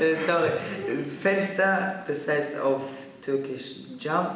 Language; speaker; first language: German; early bilingual, other home language; Turkish